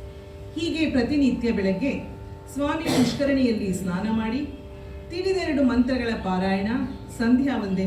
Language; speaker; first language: Kannada; native; Kannada